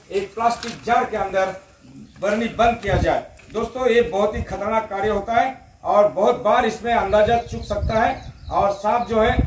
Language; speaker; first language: Hindi; non-native, local second language; Marathi